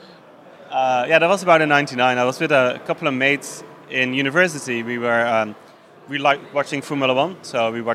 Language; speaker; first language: English; non-native, fluent; Dutch